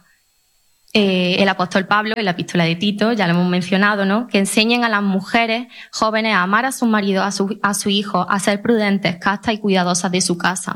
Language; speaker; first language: Spanish; native; Spanish